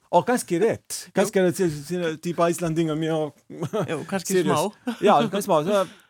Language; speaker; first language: Icelandic; non-native, learner; Italian